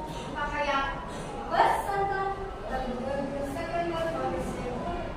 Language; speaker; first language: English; non-native, learner; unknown